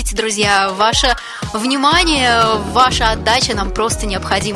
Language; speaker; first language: Russian; native; Russian